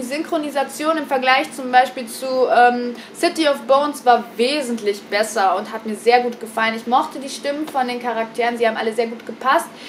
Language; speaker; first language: German; native; German